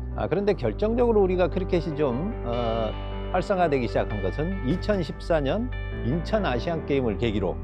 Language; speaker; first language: Korean; native; Korean